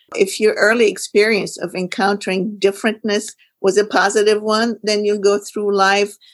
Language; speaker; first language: English; non-native, fluent; Arabic